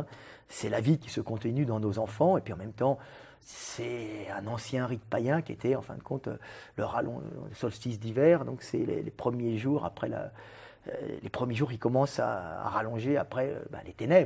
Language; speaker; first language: French; native; French